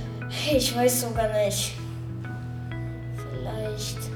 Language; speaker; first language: German; early bilingual, other home language; Russian